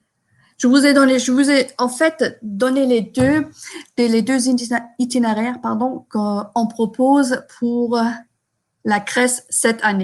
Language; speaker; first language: French; non-native, fluent; German